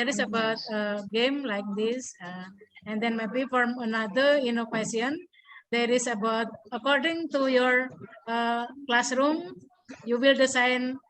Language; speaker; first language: English; non-native, learner; Indonesian